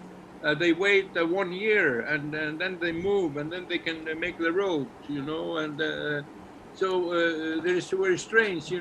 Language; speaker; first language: English; non-native, learner; Icelandic